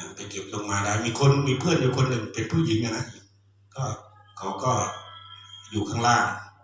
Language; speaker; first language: Thai; non-native, local second language; Khmer